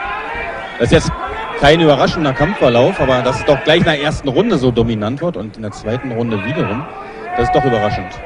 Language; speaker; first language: German; native; German